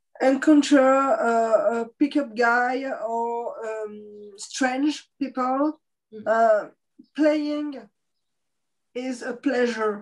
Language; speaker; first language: English; non-native, fluent; French